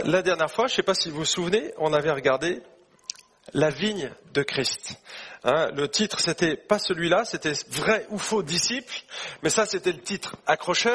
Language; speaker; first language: French; native; French